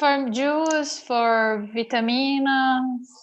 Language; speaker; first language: English; non-native, learner; Portuguese